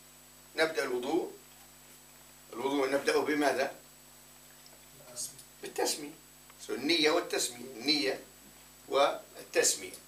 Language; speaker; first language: Arabic; non-native, fluent; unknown